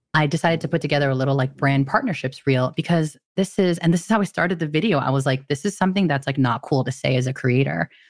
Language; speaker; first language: English; early bilingual, other home language; Filipino